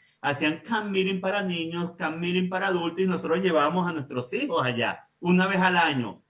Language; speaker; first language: Spanish; native; Spanish